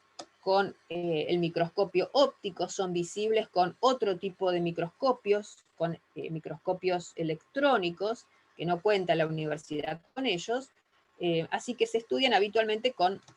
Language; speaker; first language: Spanish; native; Spanish